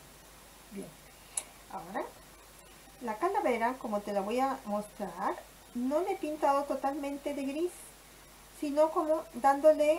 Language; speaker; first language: Spanish; native; Spanish